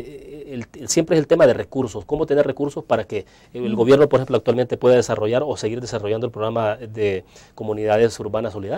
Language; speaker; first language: Spanish; native; Spanish